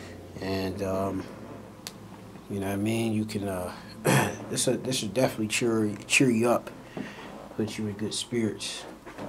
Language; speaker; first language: English; native; English